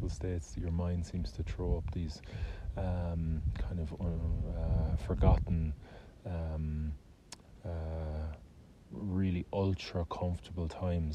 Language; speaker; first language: English; native; English